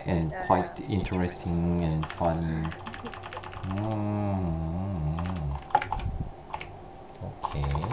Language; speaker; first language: English; non-native, learner; Korean